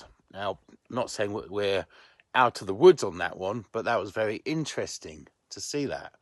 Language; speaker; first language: English; native; English